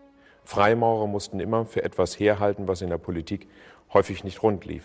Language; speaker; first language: German; native; German